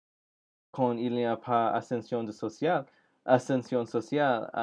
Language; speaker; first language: French; non-native, learner; English